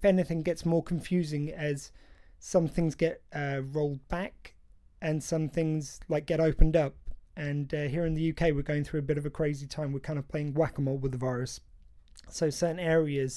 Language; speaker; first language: English; native; English